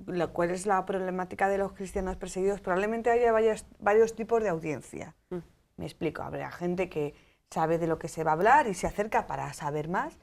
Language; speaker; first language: Spanish; native; Spanish